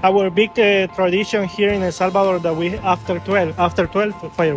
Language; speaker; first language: English; non-native, learner; Spanish